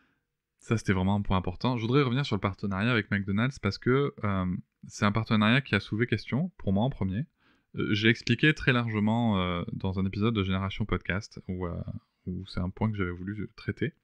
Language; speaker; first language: French; native; French